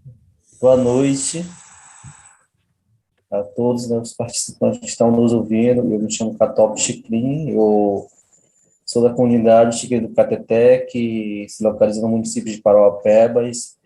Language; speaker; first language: Portuguese; non-native, local second language; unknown